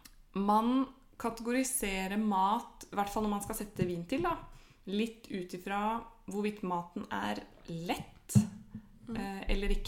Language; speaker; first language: Norwegian; native; Norwegian